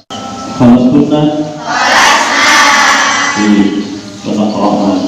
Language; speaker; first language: Arabic; non-native, learner; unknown